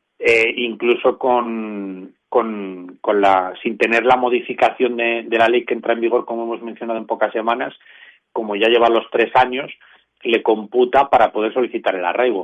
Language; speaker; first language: Spanish; native; Spanish